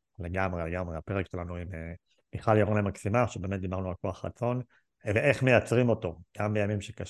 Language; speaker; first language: Hebrew; native; Hebrew